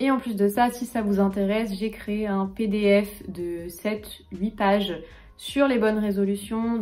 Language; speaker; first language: French; native; French